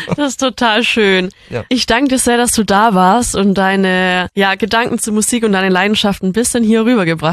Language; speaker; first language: German; native; German